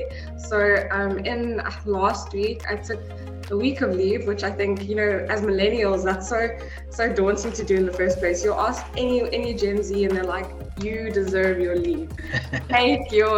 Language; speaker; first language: English; native; English